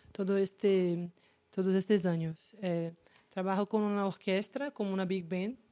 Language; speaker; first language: Spanish; non-native, learner; Portuguese